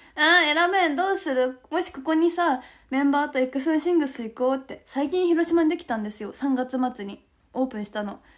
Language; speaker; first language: Japanese; native; Japanese